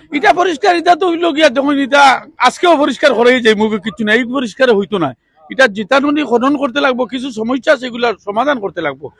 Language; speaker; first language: Bangla; native; Bangla